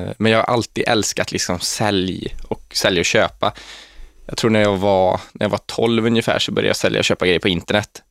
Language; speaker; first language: Swedish; native; Swedish